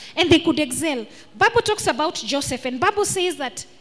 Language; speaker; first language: English; non-native, local second language; Swahili